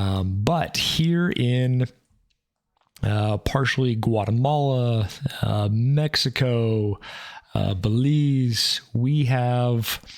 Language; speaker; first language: English; native; English